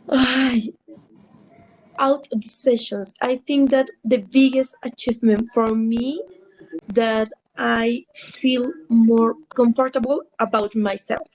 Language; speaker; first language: English; non-native, learner; Spanish